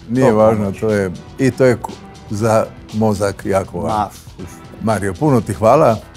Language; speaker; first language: Croatian; native; Croatian